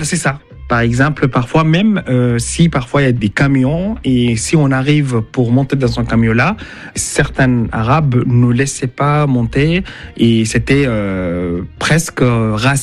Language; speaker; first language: French; non-native, fluent; Arabic